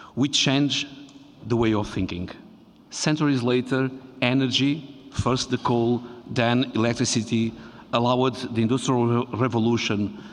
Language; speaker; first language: English; non-native, fluent; Portuguese